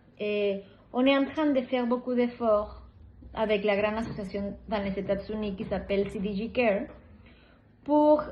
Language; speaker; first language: French; non-native, learner; Spanish